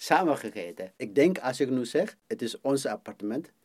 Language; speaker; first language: Dutch; non-native, fluent; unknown